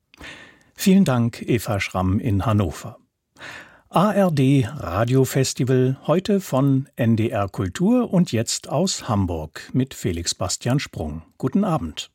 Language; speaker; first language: German; native; German